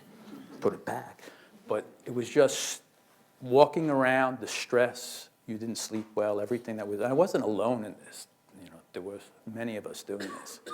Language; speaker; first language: English; native; English